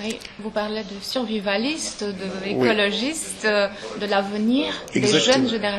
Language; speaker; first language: French; non-native, fluent; Romanian